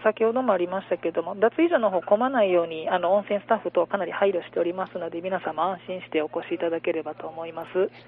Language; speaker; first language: Japanese; native; Japanese